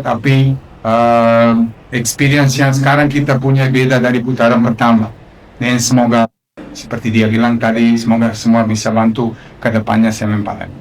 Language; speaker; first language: Indonesian; non-native, fluent; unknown